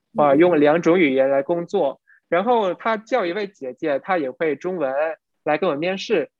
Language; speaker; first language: Chinese; non-native, fluent; Vietnamese